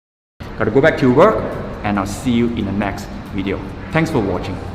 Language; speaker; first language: English; non-native, local second language; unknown